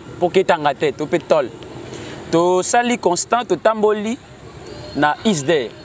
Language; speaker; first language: Lingala; native; Lingala